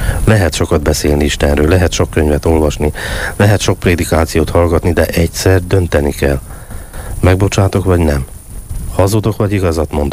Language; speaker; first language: Hungarian; native; Hungarian